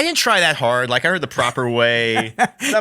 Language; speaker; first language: English; native; English